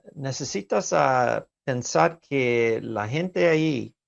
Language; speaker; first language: Spanish; non-native, learner; English